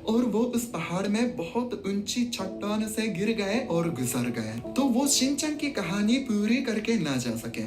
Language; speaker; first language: Hindi; non-native, fluent; Japanese